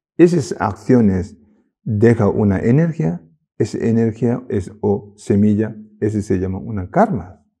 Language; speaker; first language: Spanish; non-native, learner; Tibetan